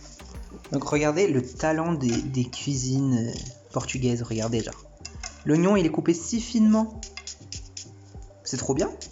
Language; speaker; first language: French; early bilingual, other home language; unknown